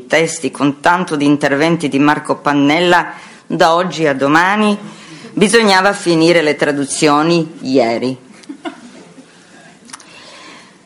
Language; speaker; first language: Italian; non-native, fluent; Croatian